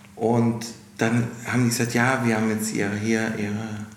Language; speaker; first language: German; native; German